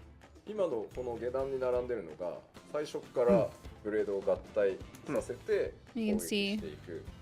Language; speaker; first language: Japanese; native; Japanese